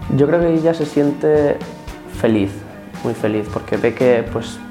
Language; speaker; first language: Spanish; native; Spanish